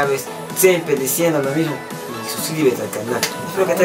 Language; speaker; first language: Spanish; native; Spanish